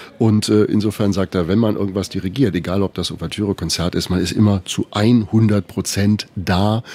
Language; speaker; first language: German; native; German